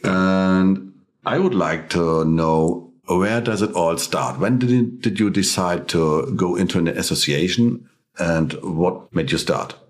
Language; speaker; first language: English; non-native, fluent; German